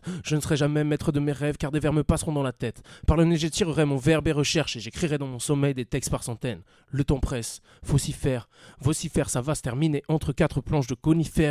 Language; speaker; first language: French; native; French